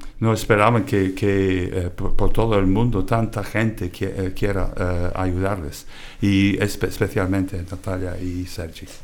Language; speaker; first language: Spanish; non-native, fluent; English